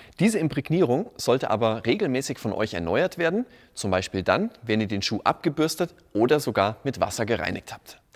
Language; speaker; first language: German; native; German